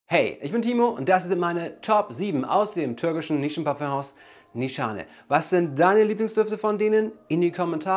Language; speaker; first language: German; native; German